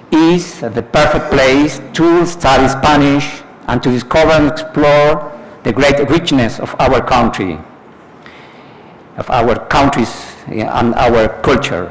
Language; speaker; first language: English; non-native, fluent; Spanish